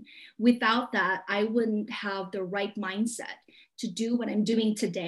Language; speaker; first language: English; non-native, local second language; Cantonese